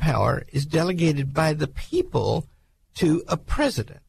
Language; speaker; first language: English; native; English